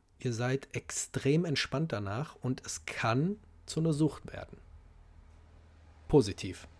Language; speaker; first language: German; native; German